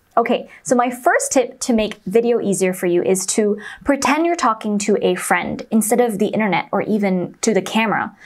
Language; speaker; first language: English; non-native, local second language; Chinese